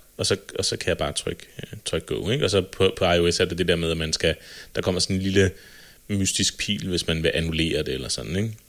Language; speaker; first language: Danish; native; Danish